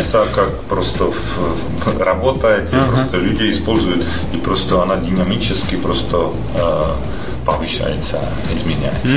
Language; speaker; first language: Russian; non-native, fluent; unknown